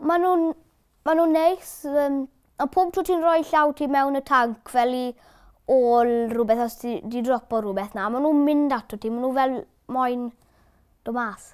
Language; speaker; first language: Welsh; native; Welsh